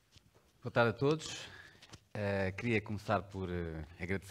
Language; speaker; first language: Portuguese; native; Portuguese